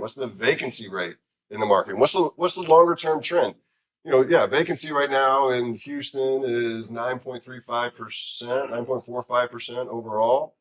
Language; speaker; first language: English; native; English